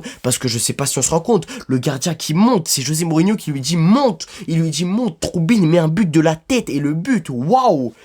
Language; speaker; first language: French; native; French